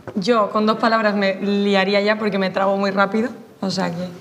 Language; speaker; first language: Spanish; native; Spanish